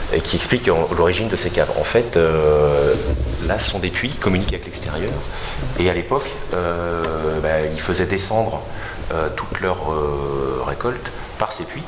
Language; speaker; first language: French; native; French